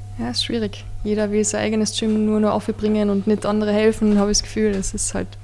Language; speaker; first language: German; native; German